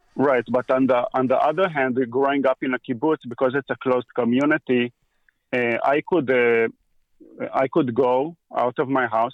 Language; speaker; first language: English; early bilingual, heritage; Hebrew